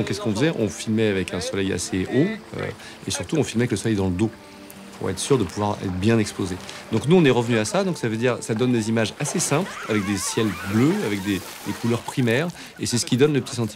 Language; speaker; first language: French; native; French